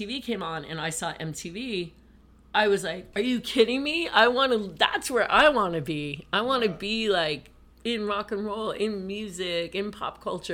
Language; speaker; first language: English; native; English